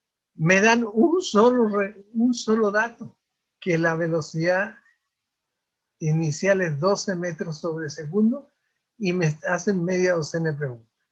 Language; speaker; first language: Spanish; native; Spanish